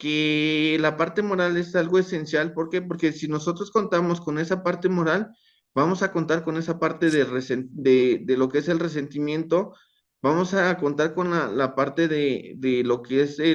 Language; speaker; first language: Spanish; native; Spanish